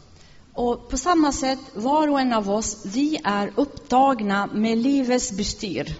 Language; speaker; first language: Swedish; non-native, fluent; Arabic